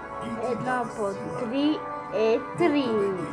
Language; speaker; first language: Bulgarian; early bilingual, heritage; Bulgarian